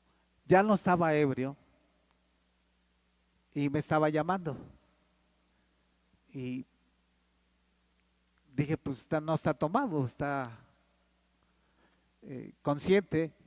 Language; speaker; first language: Spanish; native; Spanish